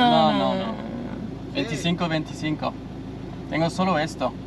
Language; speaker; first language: Spanish; non-native, learner; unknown